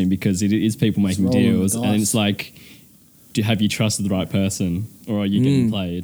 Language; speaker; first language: English; native; English